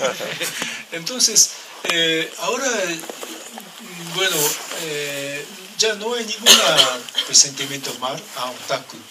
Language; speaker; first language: Spanish; non-native, learner; Japanese